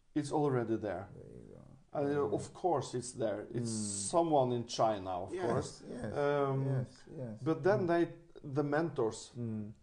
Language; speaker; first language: English; non-native, fluent; Norwegian